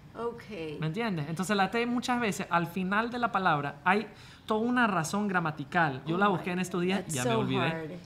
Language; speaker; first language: Spanish; non-native, fluent; English